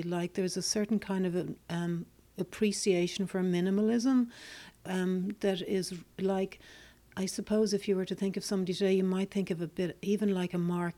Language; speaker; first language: English; native; English